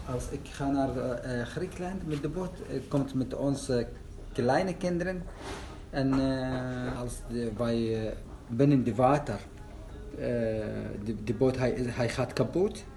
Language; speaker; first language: Dutch; non-native, learner; Arabic